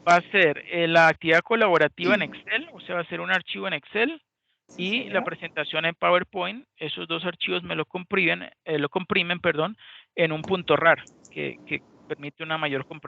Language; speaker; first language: Spanish; native; Spanish